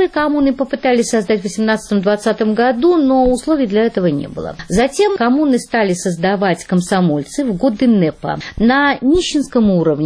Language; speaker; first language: Russian; native; Russian